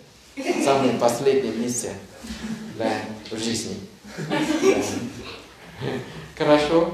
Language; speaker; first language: Russian; non-native, learner; Thai